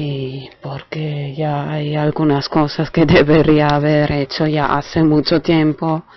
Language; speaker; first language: Spanish; non-native, fluent; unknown